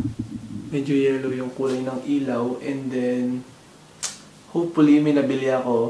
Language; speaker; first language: Filipino; native; Filipino